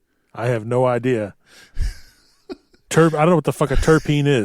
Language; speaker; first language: English; native; English